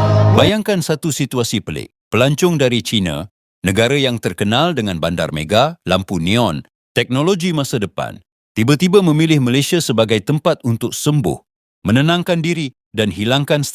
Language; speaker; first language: Malay; native; Malay